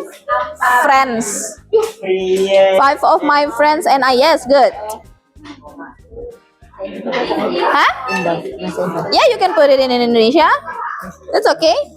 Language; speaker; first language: English; non-native, fluent; Indonesian